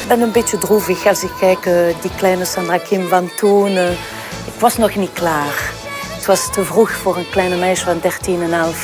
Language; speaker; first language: Dutch; non-native, local second language; French